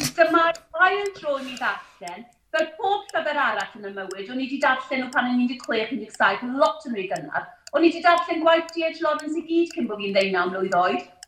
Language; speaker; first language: Welsh; non-native, local second language; English